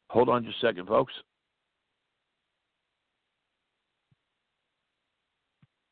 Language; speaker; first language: English; native; English